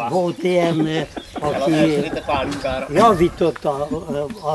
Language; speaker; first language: Hungarian; non-native, local second language; Romanian